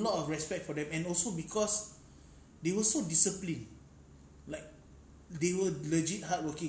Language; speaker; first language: English; native; English